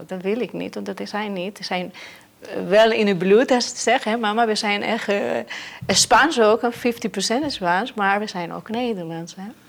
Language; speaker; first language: Dutch; non-native, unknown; Spanish